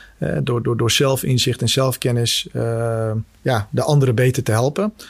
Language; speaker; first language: Dutch; early bilingual, other home language; Albanian